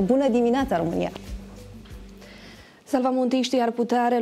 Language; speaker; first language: Romanian; native; Romanian